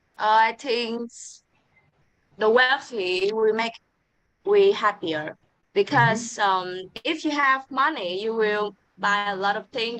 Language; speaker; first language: English; non-native, learner; Vietnamese